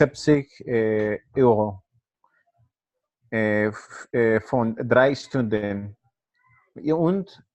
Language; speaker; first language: German; non-native, learner; Spanish